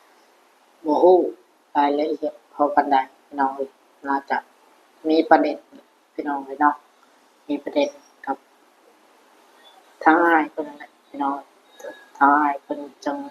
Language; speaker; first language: Thai; non-native, local second language; Lao